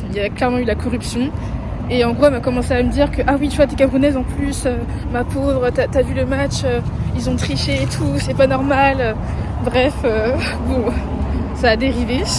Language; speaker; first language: French; native; French